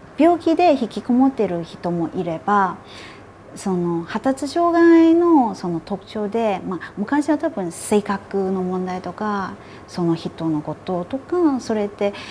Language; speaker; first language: Japanese; non-native, fluent; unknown